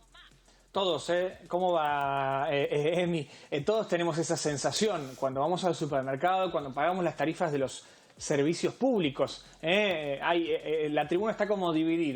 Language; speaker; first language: Spanish; native; Spanish